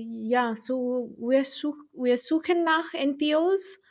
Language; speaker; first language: German; non-native, learner; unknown